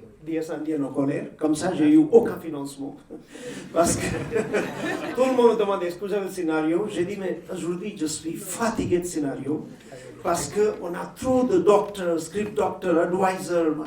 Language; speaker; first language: French; non-native, fluent; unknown